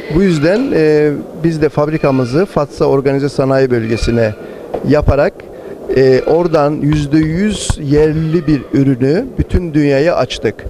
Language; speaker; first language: Turkish; native; Turkish